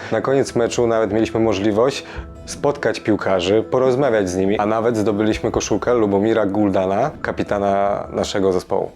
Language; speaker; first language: Polish; native; Polish